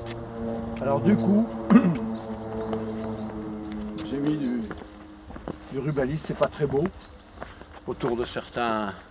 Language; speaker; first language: French; native; French